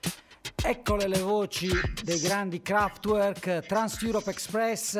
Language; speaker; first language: Italian; native; Italian